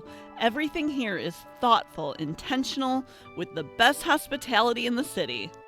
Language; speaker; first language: English; native; English